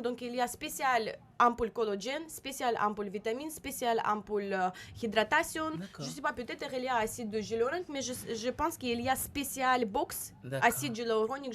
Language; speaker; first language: French; non-native, learner; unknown